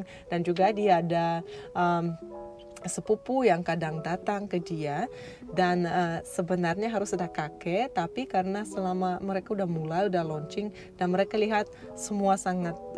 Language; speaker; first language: Indonesian; non-native, fluent; Russian